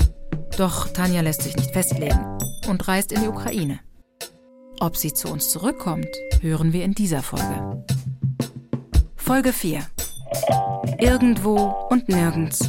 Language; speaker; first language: German; native; German